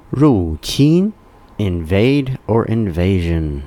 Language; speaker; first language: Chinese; non-native, learner; English